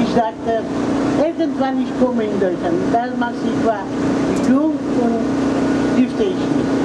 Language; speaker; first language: German; non-native, learner; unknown